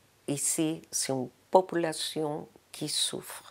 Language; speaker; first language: French; non-native, fluent; Spanish